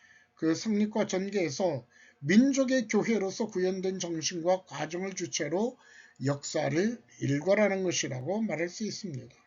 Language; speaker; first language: Korean; native; Korean